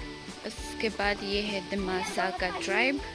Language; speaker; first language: Hindi; non-native, local second language; Assamese